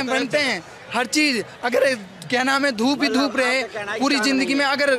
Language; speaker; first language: Hindi; native; Hindi